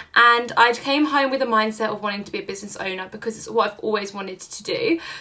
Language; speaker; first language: English; native; English